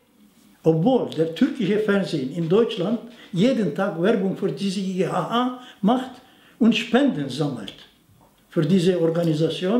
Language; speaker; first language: German; non-native, fluent; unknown